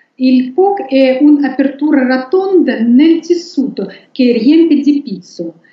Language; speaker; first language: Italian; non-native, learner; Russian